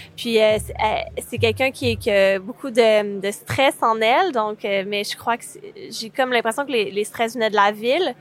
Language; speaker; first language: French; native; French